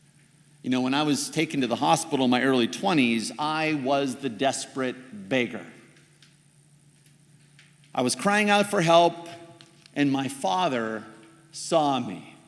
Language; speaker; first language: English; native; English